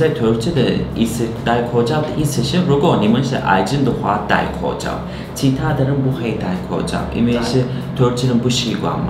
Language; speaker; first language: Chinese; non-native, learner; Turkish